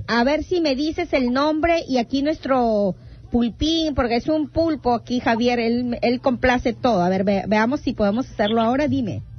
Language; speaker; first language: Spanish; native; Spanish